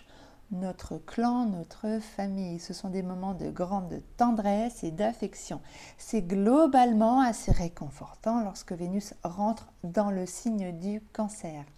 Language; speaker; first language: French; native; French